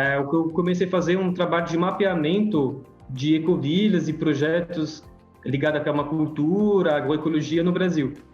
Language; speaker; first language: Portuguese; non-native, fluent; French